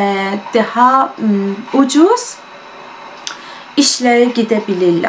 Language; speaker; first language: Turkish; non-native, fluent; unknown